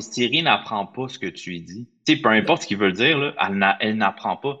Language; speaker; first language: French; native; French